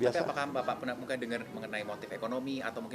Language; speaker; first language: Indonesian; native; Indonesian